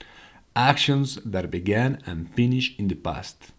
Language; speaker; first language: English; non-native, fluent; Spanish